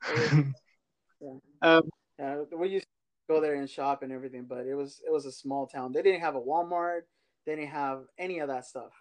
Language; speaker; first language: English; early bilingual, other home language; Spanish